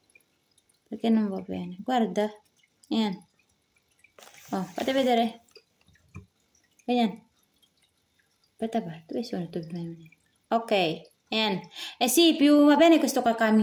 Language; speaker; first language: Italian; non-native, learner; Filipino